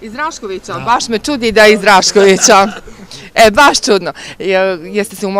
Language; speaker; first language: Croatian; native; Croatian